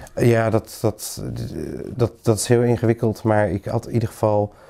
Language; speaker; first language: Dutch; early bilingual, other home language; Greek